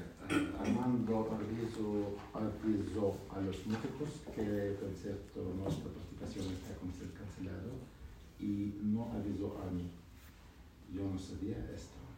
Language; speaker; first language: Spanish; non-native, learner; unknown